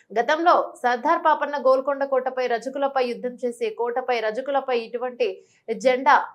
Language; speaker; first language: Telugu; native; Telugu